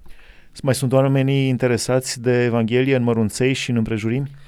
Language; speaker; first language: Romanian; native; Romanian